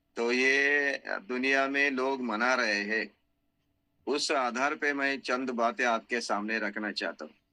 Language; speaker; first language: Hindi; non-native, local second language; Marathi